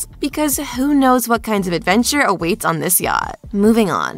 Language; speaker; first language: English; native; English